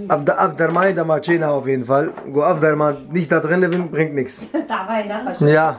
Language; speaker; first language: German; early bilingual, other home language; Kurdish